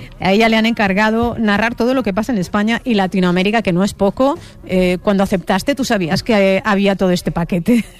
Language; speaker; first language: Spanish; native; Spanish